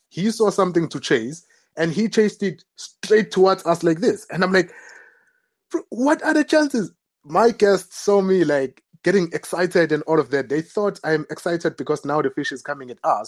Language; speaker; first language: English; non-native, local second language; Zulu